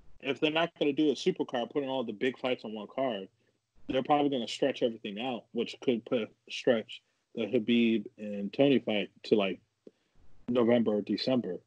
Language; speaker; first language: English; native; English